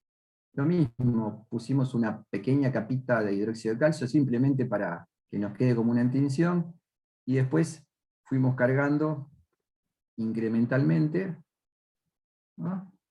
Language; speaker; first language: Spanish; native; Spanish